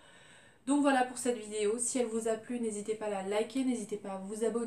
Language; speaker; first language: French; native; French